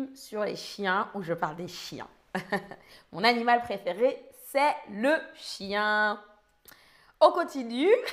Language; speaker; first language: French; native; French